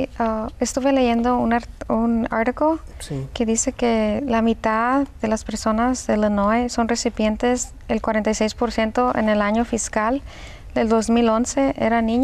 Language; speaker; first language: Spanish; early bilingual, heritage; Spanish